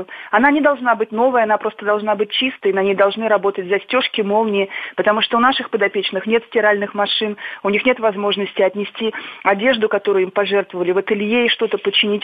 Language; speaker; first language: Russian; native; Russian